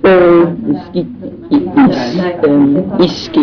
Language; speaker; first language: French; non-native, learner; English